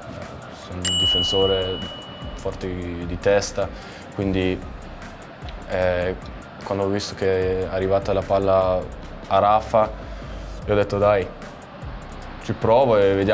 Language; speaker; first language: Italian; non-native, fluent; German